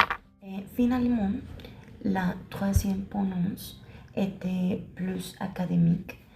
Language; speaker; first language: French; non-native, learner; Spanish